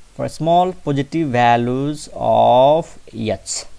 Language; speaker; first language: English; non-native, local second language; Nepali